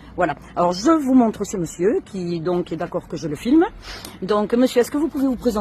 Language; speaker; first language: French; native; French